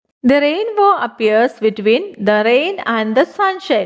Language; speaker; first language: English; non-native, local second language; Malayalam